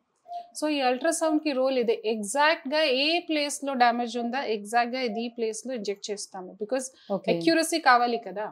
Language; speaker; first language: Telugu; non-native, fluent; Hindi